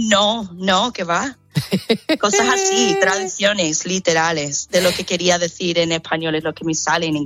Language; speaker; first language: Spanish; non-native, fluent; English